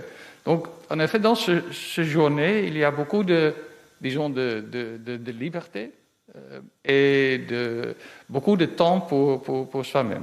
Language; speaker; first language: French; non-native, fluent; Dutch